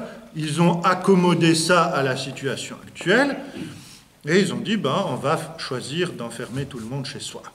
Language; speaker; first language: French; native; French